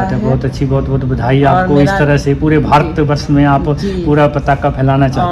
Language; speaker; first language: Hindi; native; Hindi